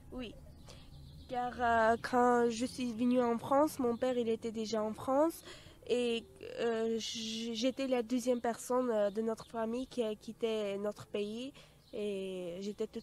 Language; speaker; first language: French; non-native, fluent; Armenian